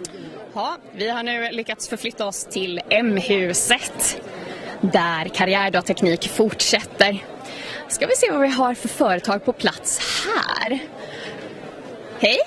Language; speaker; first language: Swedish; native; Swedish